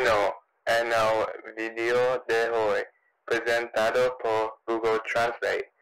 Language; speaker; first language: Spanish; non-native, learner; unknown